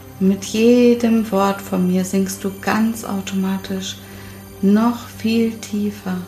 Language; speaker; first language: German; native; German